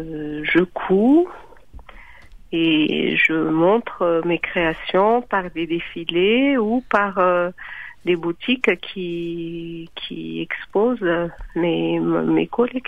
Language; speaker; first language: French; non-native, local second language; Malagasy